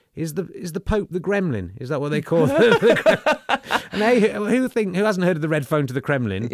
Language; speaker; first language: English; native; English